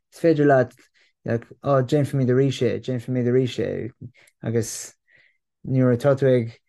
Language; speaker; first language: Irish; non-native, local second language; English